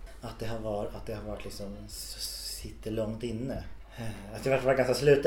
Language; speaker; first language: Swedish; native; Swedish